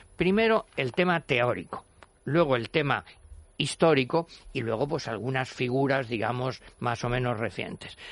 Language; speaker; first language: Spanish; native; Spanish